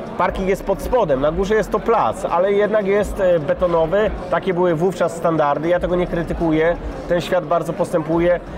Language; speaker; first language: Polish; native; Polish